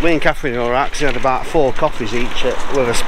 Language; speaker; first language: English; native; English